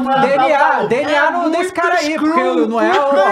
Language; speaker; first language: Portuguese; native; Portuguese